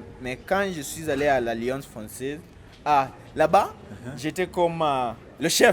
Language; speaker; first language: French; non-native, fluent; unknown